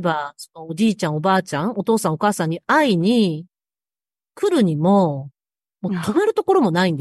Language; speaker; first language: Japanese; native; Japanese